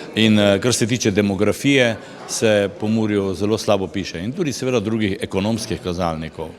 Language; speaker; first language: Slovenian; native; Slovenian